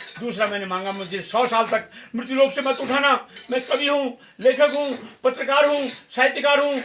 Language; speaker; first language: Hindi; native; Hindi